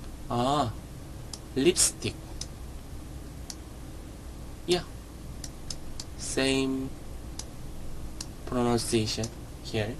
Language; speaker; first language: English; non-native, learner; Korean